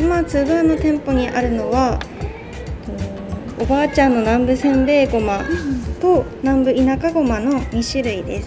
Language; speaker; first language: Japanese; native; Japanese